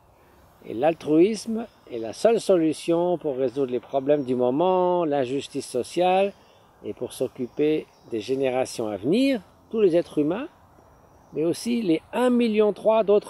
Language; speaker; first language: French; native; French